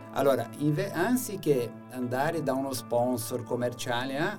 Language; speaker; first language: Italian; non-native, fluent; Portuguese